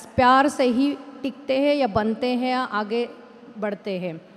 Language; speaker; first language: Hindi; non-native, local second language; Marathi